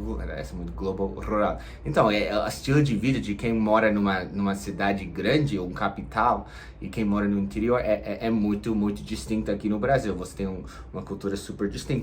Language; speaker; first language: Portuguese; non-native, fluent; English